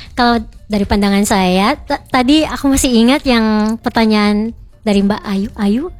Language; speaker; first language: Indonesian; non-native, fluent; Filipino